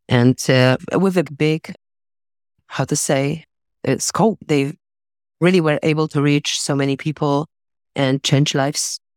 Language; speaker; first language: English; non-native, fluent; Polish